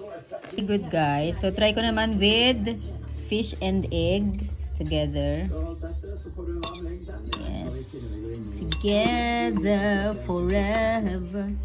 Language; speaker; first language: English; non-native, local second language; Filipino